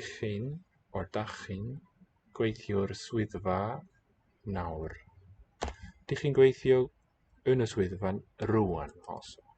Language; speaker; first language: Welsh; non-native, learner; English